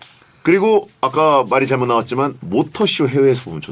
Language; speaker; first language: Korean; native; Korean